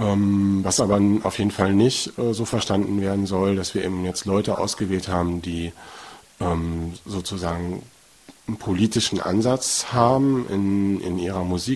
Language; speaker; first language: German; native; German